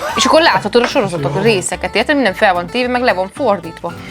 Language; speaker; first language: Hungarian; native; Hungarian